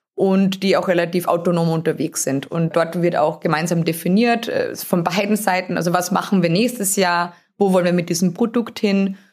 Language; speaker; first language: German; native; German